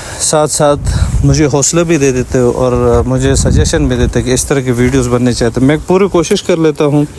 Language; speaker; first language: Urdu; non-native, local second language; Shina